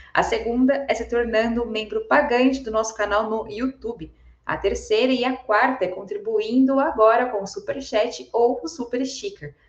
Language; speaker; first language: Portuguese; native; Portuguese